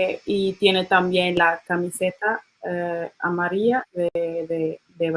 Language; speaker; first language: Spanish; non-native, learner; English